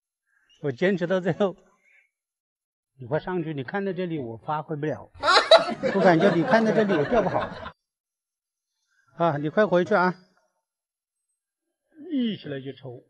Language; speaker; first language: Chinese; native; Chinese